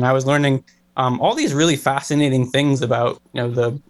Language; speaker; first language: English; native; English